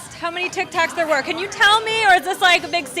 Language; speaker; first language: English; native; English